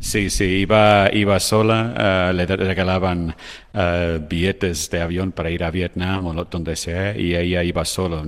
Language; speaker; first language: Spanish; non-native, fluent; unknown